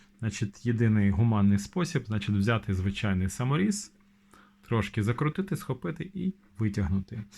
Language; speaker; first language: Ukrainian; non-native, local second language; Russian